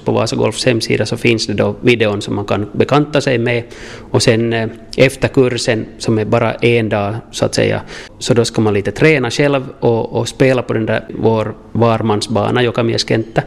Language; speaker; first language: Swedish; native; Swedish